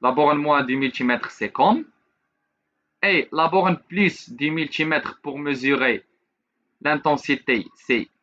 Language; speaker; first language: French; non-native, local second language; Arabic